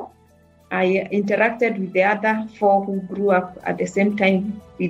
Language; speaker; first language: English; non-native, local second language; Kikuyu